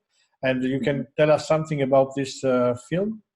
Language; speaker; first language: English; non-native, fluent; Italian